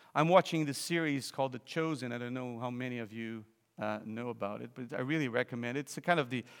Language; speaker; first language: English; non-native, fluent; Portuguese